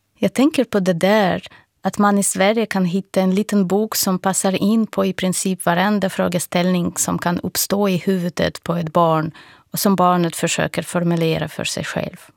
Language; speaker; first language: Swedish; non-native, fluent; Russian